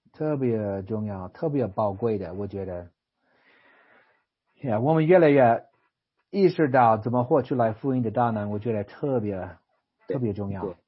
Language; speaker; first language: Chinese; non-native, fluent; English